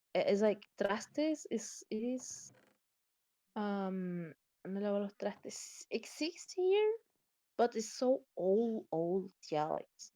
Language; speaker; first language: English; non-native, learner; Spanish